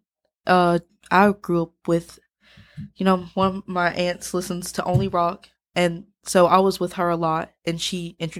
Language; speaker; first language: English; native; English